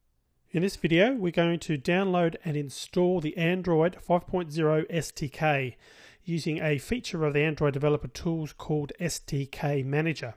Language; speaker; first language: English; native; English